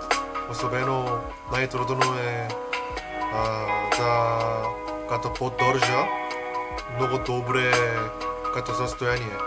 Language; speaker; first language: Bulgarian; non-native, learner; Korean